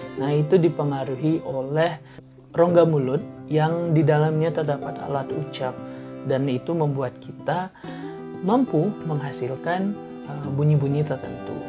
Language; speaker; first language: Indonesian; non-native, local second language; Balinese